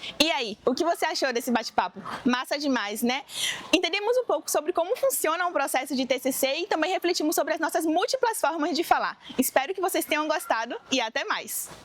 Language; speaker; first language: Portuguese; native; Portuguese